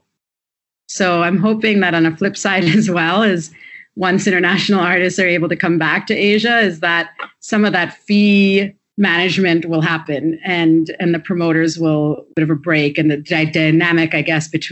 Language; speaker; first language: English; native; English